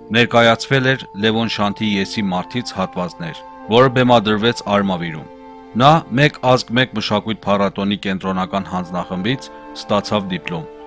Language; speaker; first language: Armenian; early bilingual, heritage; Armenian